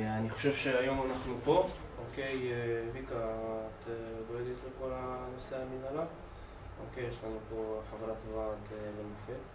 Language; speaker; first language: Hebrew; non-native, fluent; Russian